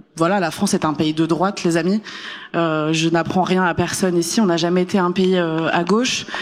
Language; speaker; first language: French; early bilingual, other home language; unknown